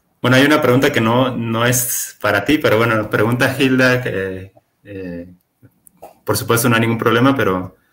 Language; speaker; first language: Spanish; native; Spanish